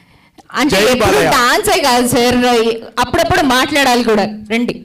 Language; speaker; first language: Telugu; native; Telugu